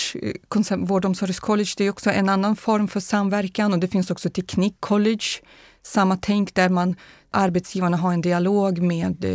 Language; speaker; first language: Swedish; non-native, fluent; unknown